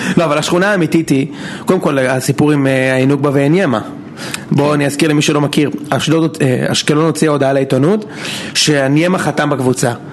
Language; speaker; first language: Hebrew; native; Hebrew